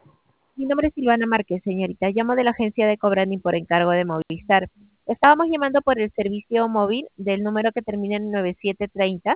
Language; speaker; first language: Spanish; native; Spanish